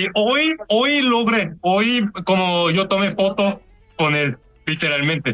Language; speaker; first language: Spanish; non-native, fluent; Korean